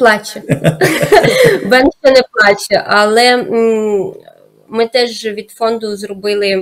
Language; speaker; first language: Ukrainian; native; Ukrainian